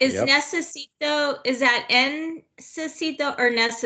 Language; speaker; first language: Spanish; non-native, learner; English